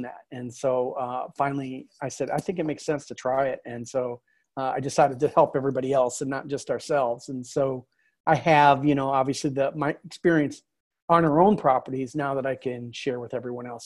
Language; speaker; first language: English; native; English